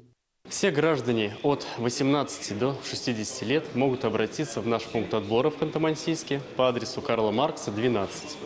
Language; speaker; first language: Russian; native; Russian